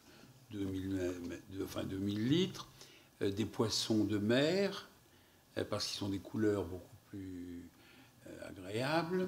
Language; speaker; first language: French; native; French